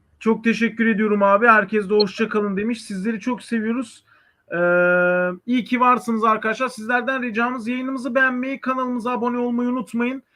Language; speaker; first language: Turkish; native; Turkish